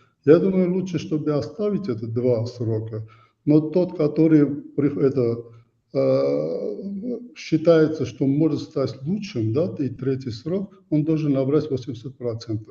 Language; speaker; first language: Russian; non-native, fluent; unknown